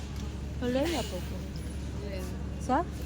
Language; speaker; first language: Cantonese; non-native, learner; Filipino